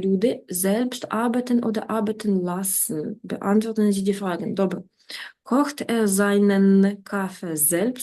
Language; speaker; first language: German; non-native, fluent; Ukrainian